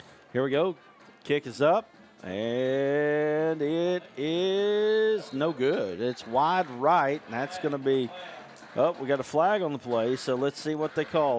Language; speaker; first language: English; native; English